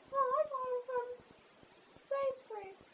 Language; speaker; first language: English; native; English